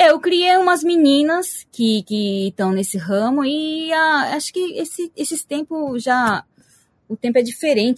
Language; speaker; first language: Portuguese; early bilingual, heritage; Portuguese